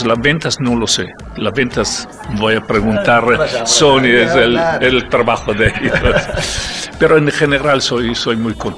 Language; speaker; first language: Spanish; non-native, learner; Italian